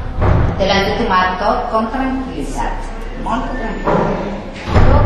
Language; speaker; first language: Catalan; non-native, learner; Spanish